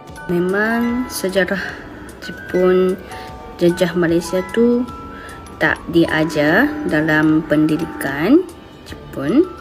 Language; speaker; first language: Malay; non-native, fluent; Japanese